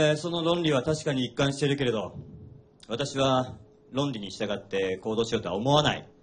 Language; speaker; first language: Japanese; native; Japanese